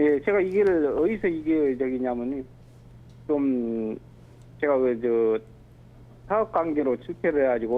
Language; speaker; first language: Korean; native; Korean